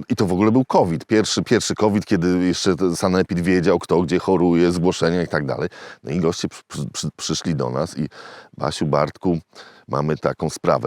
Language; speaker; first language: Polish; native; Polish